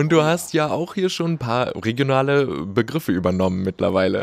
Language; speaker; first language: German; native; German